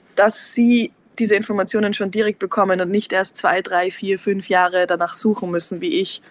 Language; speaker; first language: German; native; German